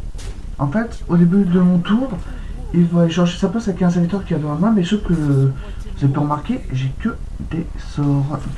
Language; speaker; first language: French; native; French